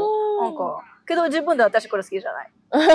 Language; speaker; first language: Japanese; non-native, learner; Ukrainian